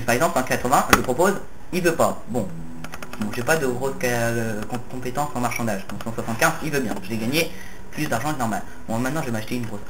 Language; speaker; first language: French; native; French